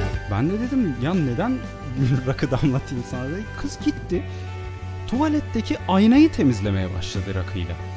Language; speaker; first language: Turkish; native; Turkish